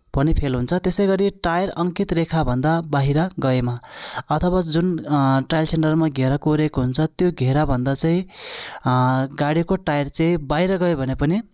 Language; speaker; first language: Nepali; non-native, local second language; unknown